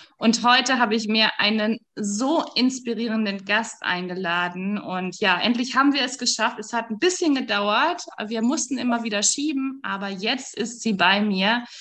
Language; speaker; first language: German; native; German